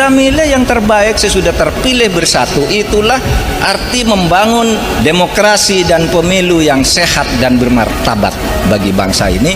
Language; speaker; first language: Indonesian; native; Indonesian